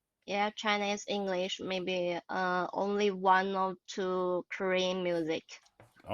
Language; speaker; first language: English; non-native, learner; Chinese